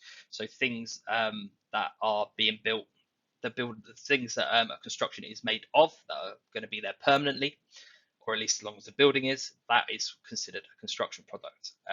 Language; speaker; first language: English; native; English